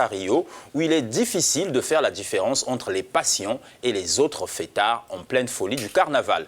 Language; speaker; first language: French; native; French